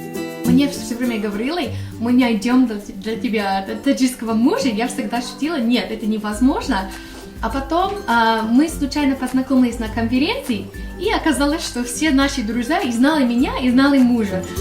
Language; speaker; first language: Russian; non-native, fluent; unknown